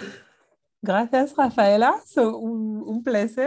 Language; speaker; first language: Spanish; non-native, fluent; French